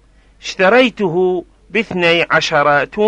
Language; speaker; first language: Arabic; non-native, fluent; Persian